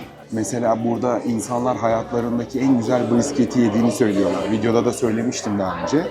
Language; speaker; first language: Turkish; native; Turkish